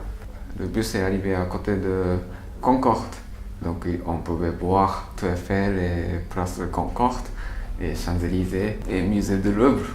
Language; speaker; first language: French; non-native, learner; Japanese